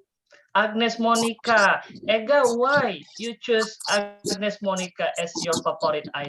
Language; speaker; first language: English; non-native, fluent; Indonesian